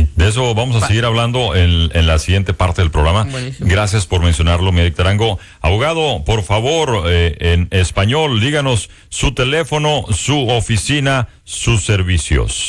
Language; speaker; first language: Spanish; native; Spanish